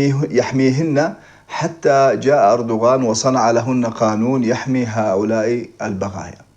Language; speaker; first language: Arabic; native; Arabic